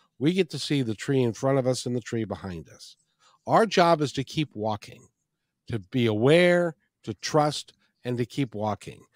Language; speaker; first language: English; native; English